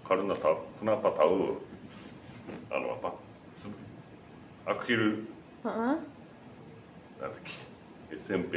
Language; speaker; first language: Indonesian; non-native, learner; Japanese